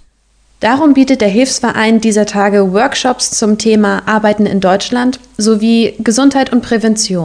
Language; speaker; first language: German; native; German